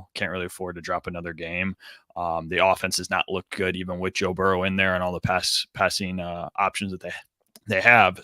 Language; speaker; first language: English; native; English